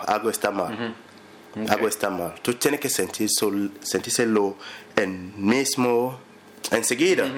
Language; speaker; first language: Spanish; non-native, learner; English